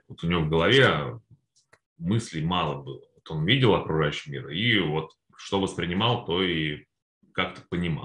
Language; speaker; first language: Russian; native; Russian